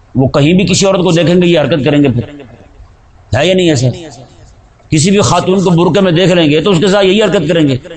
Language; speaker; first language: Urdu; native; Urdu